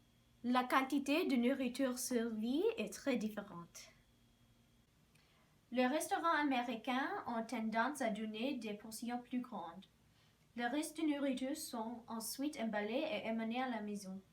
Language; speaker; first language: French; non-native, learner; English